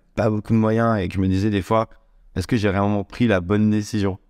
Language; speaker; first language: French; native; French